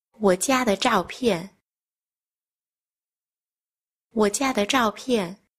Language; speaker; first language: Chinese; non-native, fluent; Vietnamese